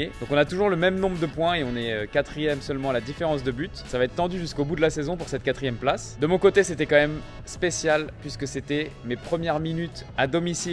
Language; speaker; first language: French; native; French